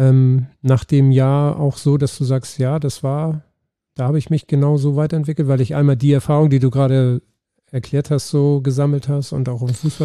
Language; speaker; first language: German; native; German